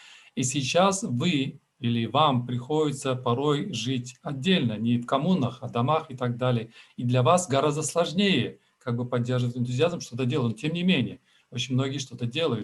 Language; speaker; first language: Russian; native; Russian